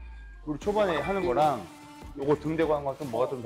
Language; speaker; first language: Korean; native; Korean